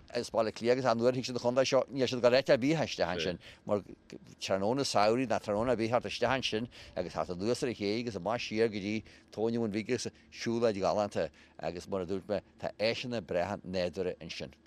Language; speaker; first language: Irish; native; Irish